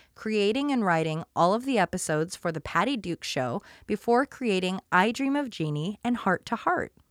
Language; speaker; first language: English; native; English